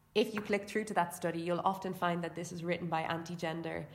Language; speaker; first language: English; native; English